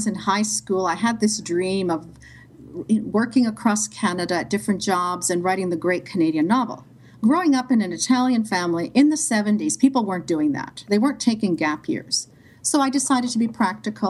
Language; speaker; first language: English; native; English